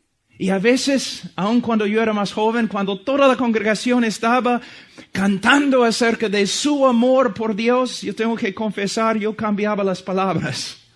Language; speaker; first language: Spanish; non-native, fluent; English